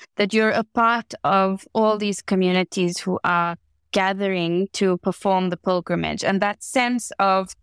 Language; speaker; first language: English; native; English